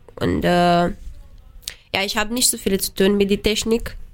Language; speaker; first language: German; non-native, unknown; Romanian